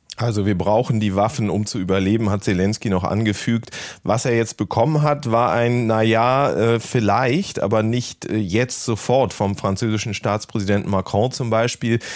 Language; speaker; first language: German; native; German